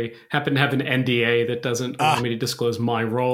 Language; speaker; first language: English; native; English